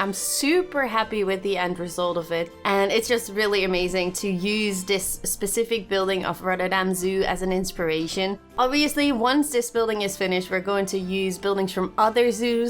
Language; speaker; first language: English; non-native, fluent; Dutch